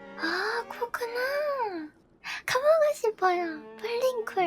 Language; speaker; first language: Korean; non-native, learner; Japanese